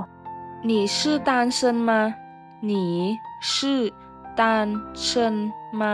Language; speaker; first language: Chinese; non-native, fluent; Lao